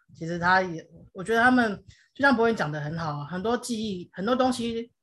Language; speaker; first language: Chinese; non-native, local second language; Hakka Chinese